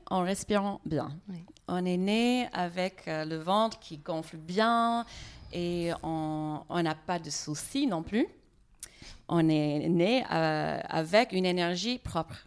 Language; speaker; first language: French; non-native, fluent; English